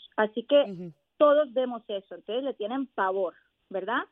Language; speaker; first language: Spanish; native; Spanish